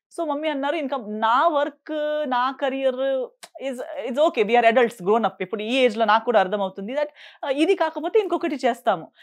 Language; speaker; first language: Telugu; non-native, fluent; Konkani